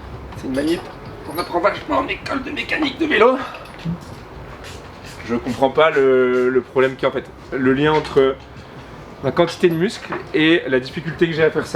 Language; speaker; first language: French; native; French